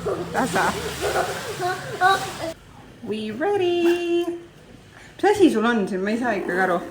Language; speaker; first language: Estonian; native; Estonian